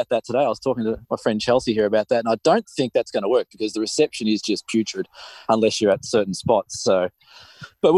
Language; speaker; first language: English; native; English